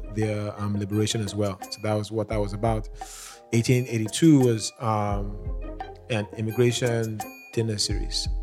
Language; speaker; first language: English; non-native, local second language; Yoruba